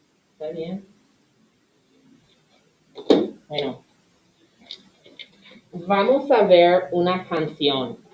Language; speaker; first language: Spanish; non-native, fluent; English